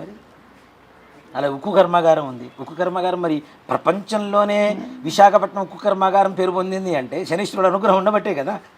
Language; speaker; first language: Telugu; native; Telugu